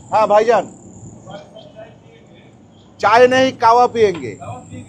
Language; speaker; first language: Hindi; non-native, learner; Bangla